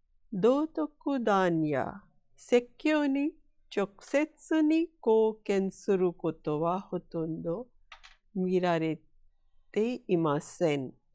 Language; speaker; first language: Japanese; non-native, fluent; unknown